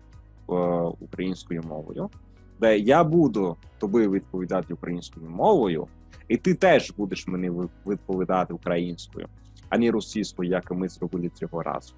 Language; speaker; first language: Ukrainian; non-native, fluent; Italian